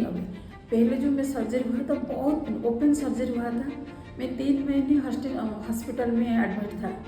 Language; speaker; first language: Hindi; non-native, local second language; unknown